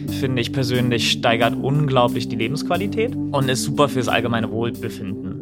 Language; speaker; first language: German; native; German